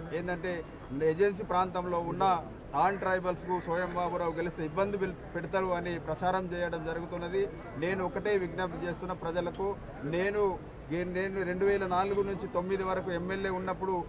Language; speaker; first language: Telugu; non-native, local second language; Gondi